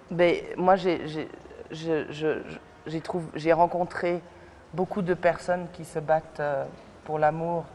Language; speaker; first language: French; early bilingual, other home language; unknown